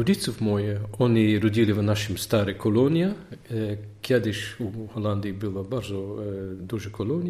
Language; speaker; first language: Polish; non-native, learner; Dutch